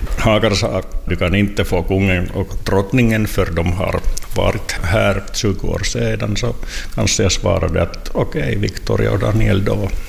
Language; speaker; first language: Swedish; non-native, local second language; Finnish